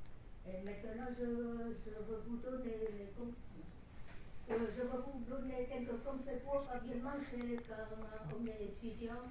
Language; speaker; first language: French; non-native, learner; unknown